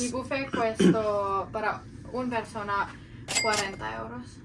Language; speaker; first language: Spanish; non-native, learner; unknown